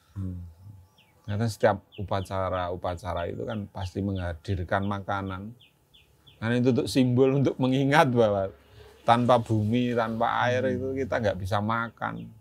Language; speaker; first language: Indonesian; non-native, local second language; Javanese